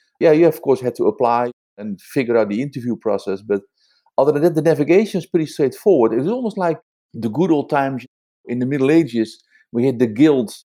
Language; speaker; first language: English; non-native, fluent; Dutch